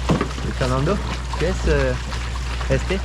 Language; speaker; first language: Spanish; non-native, learner; French